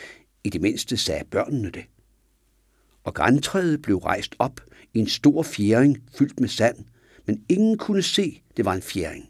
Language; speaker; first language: Danish; native; Danish